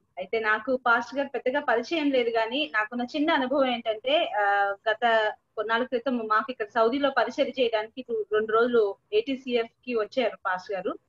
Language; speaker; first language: Telugu; native; Telugu